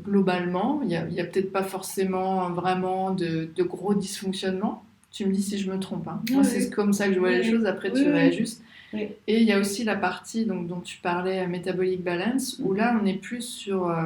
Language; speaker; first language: French; native; French